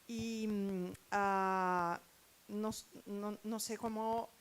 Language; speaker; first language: Spanish; non-native, fluent; Portuguese